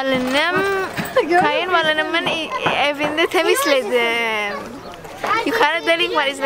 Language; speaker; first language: Turkish; non-native, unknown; Indonesian